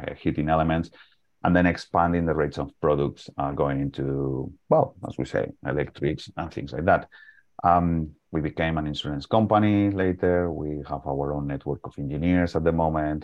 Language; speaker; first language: English; non-native, fluent; Spanish